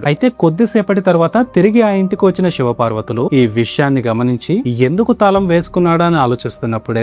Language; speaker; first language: Telugu; native; Telugu